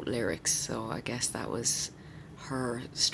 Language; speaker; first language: English; native; English